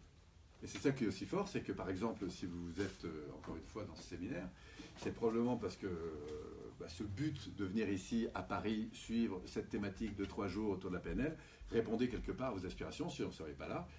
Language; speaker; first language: French; native; French